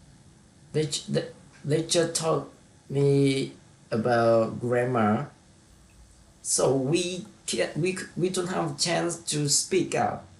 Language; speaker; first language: English; non-native, learner; Vietnamese